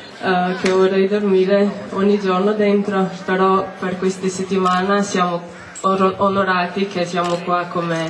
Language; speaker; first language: Italian; non-native, learner; Slovenian